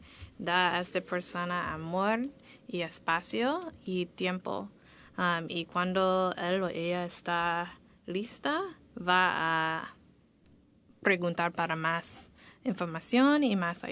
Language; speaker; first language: Spanish; non-native, learner; English